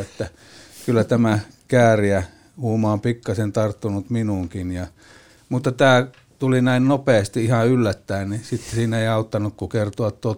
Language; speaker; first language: Finnish; native; Finnish